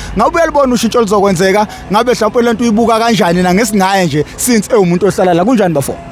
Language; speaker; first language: Zulu; native; Zulu